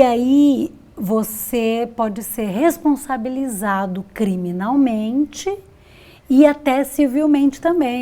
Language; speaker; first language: Portuguese; native; Portuguese